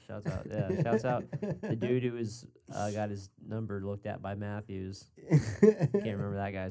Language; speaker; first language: English; native; English